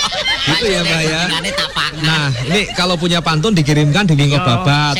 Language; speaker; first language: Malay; non-native, local second language; Javanese